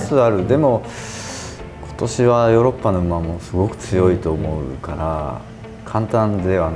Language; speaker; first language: Japanese; non-native, fluent; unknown